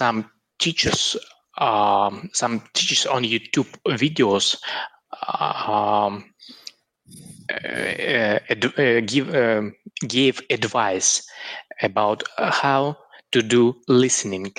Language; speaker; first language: English; non-native, learner; Russian